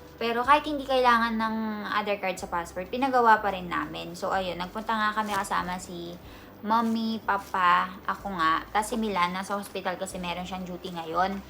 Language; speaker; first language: Filipino; native; Filipino